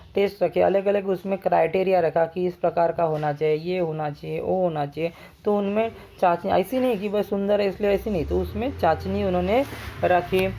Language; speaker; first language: Hindi; non-native, local second language; Marathi